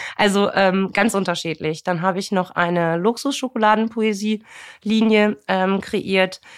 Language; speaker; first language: German; early bilingual, other home language; Turkish